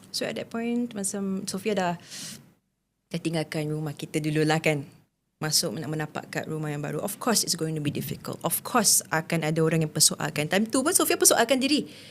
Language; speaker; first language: Malay; non-native, local second language; English